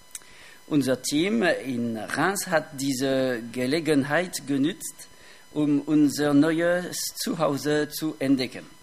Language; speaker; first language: German; non-native, fluent; French